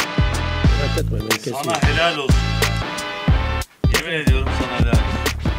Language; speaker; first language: Turkish; native; Turkish